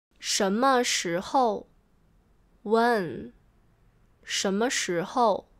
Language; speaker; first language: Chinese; native; Chinese